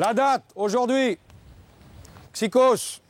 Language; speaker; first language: French; native; French